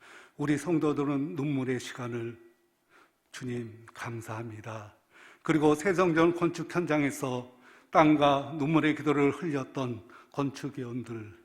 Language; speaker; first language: Korean; native; Korean